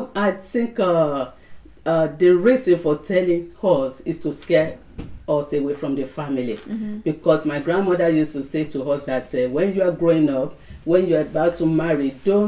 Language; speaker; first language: English; non-native, local second language; Yoruba